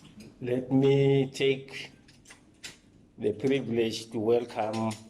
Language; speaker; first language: English; non-native, local second language; Swati